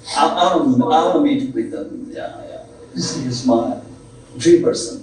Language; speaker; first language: English; non-native, local second language; Bangla